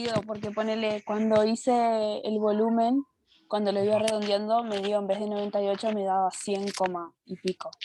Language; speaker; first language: Spanish; native; Spanish